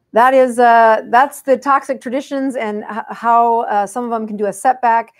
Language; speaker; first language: English; native; English